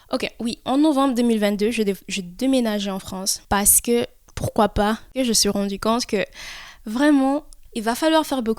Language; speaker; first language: French; early bilingual, heritage; French